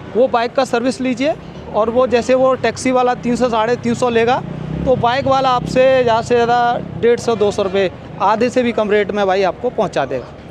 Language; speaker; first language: Hindi; native; Hindi